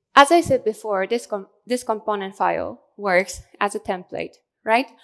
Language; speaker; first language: English; non-native, fluent; Japanese